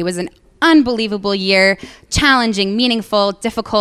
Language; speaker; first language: English; native; English